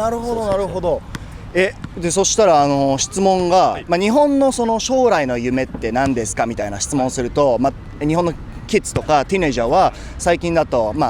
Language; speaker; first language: Japanese; native; Japanese